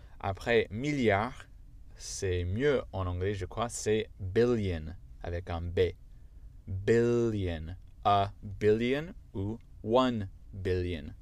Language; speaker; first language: French; non-native, fluent; English